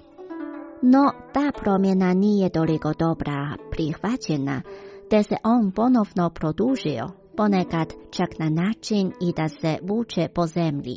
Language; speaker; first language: Croatian; non-native, fluent; Chinese